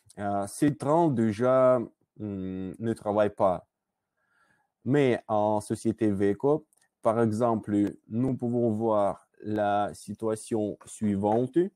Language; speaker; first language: French; non-native, learner; Russian